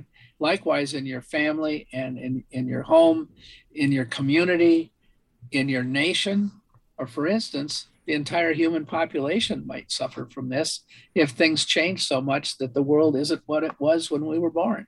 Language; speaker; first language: English; native; English